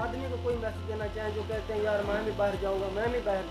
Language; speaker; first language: Hindi; native; Hindi